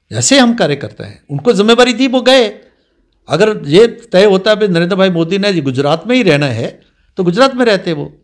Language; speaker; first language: Hindi; non-native, local second language; Dogri